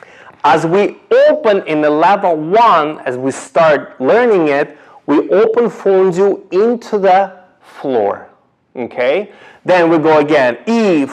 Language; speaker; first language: English; non-native, fluent; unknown